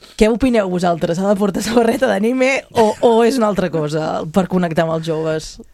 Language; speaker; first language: Catalan; native; Catalan